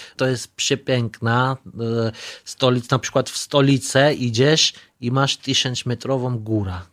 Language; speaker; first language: Polish; non-native, learner; Georgian